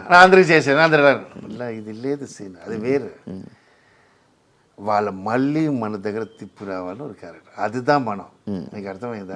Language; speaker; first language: Telugu; non-native, learner; Tamil